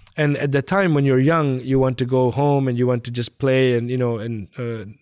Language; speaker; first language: English; early bilingual, other home language; Hindi